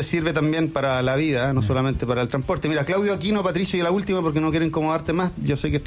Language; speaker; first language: Spanish; native; Spanish